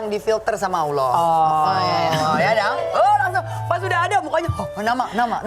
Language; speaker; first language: Indonesian; native; Indonesian